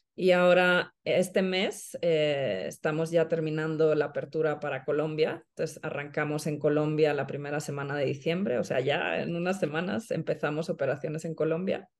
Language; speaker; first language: Spanish; non-native, fluent; Swedish